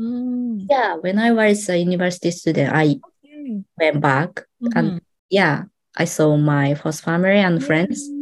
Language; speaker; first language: English; non-native, learner; Japanese